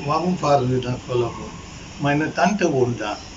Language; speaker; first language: German; non-native, fluent; Marathi